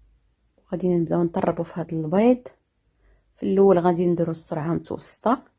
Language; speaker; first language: Arabic; native; Arabic